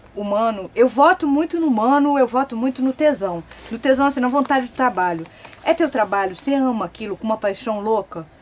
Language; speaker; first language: Portuguese; native; Portuguese